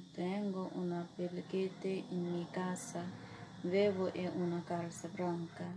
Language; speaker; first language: Spanish; non-native, learner; English